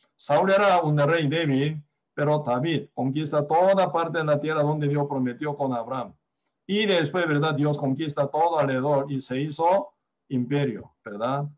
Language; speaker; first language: Spanish; non-native, fluent; Korean